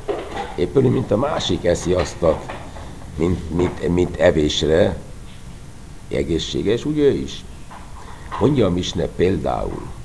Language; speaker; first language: Hungarian; non-native, fluent; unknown